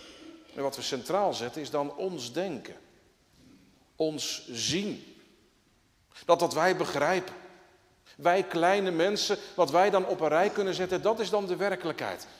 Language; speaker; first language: Dutch; native; Dutch